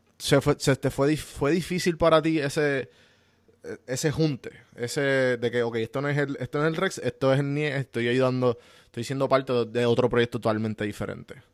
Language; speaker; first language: Spanish; native; Spanish